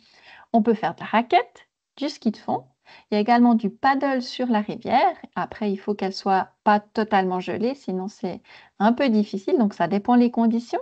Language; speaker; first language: French; native; French